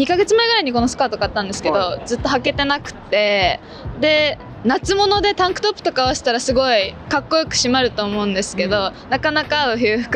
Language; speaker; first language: Japanese; native; Japanese